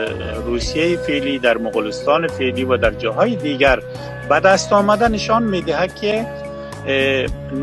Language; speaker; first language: Persian; non-native, local second language; Uzbek